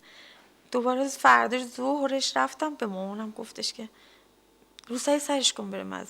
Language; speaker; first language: Persian; native; Persian